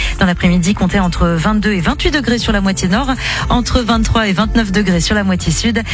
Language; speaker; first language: French; native; French